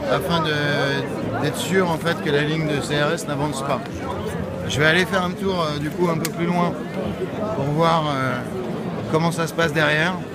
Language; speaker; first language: French; native; French